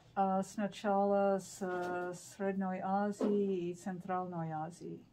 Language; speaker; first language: Russian; non-native, learner; English